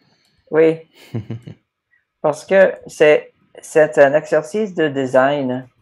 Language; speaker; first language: French; non-native, fluent; English